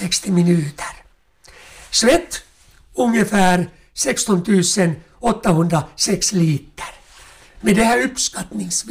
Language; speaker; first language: Swedish; non-native, local second language; Finnish